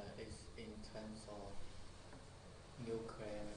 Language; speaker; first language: English; non-native, learner; Chinese